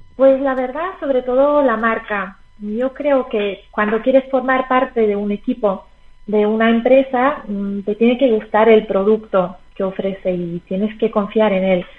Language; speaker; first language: Spanish; non-native, fluent; Slovak